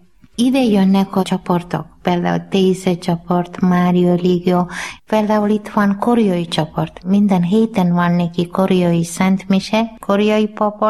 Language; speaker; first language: Hungarian; non-native, learner; Malayalam